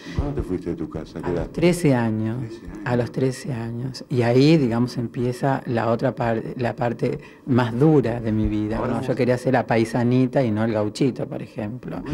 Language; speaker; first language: Spanish; native; Spanish